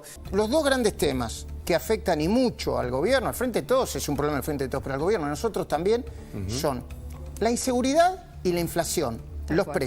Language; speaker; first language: Spanish; native; Spanish